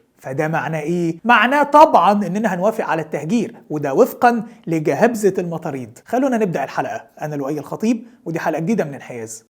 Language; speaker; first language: Arabic; native; Arabic